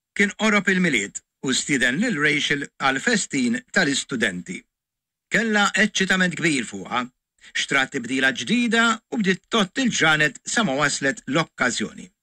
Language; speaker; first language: Maltese; native; Maltese